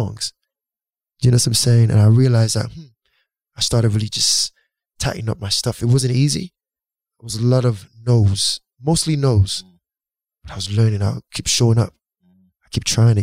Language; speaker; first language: English; non-native, local second language; Yoruba